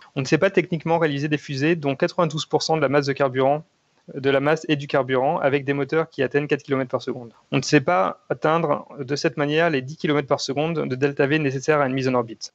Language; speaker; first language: French; native; French